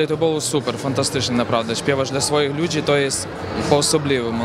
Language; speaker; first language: Polish; non-native, learner; Ukrainian